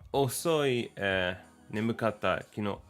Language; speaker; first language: Japanese; non-native, learner; English